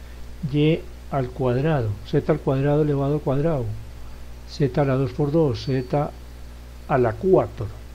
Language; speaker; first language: Spanish; native; Spanish